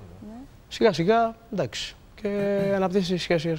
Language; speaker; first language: Greek; native; Greek